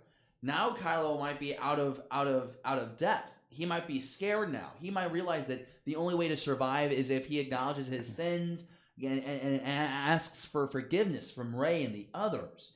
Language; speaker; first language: English; native; English